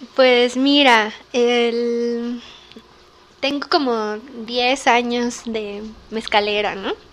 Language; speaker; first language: Spanish; native; Spanish